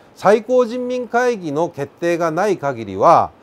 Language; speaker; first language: Japanese; native; Japanese